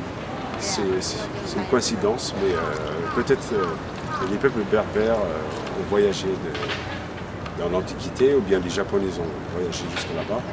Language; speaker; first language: French; non-native, local second language; Kabyle